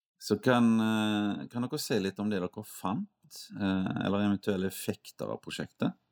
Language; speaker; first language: Norwegian; native; Norwegian